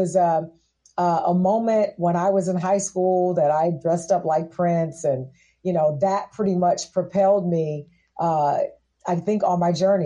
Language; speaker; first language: English; native; English